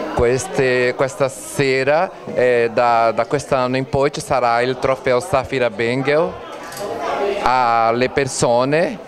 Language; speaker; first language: Italian; non-native, fluent; Portuguese